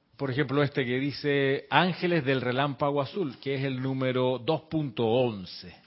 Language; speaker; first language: Spanish; native; Spanish